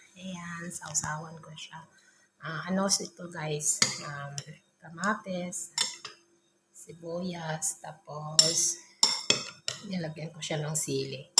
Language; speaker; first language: Filipino; non-native, local second language; Cebuano